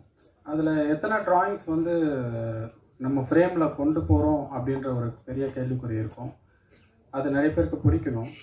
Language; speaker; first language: Tamil; native; Tamil